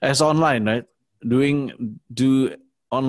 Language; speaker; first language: English; non-native, learner; Indonesian